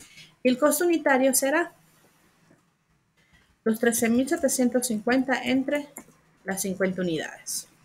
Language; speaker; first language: Spanish; native; Spanish